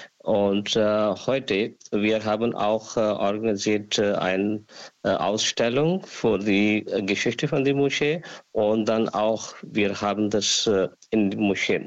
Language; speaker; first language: German; non-native, learner; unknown